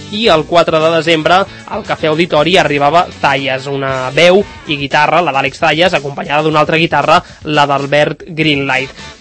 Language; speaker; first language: Catalan; native; Catalan